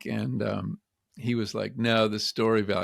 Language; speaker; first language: English; native; English